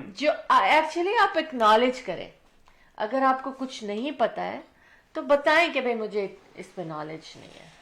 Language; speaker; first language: Urdu; early bilingual, other home language; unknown